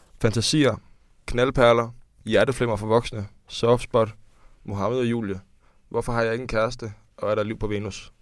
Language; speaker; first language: Danish; native; Danish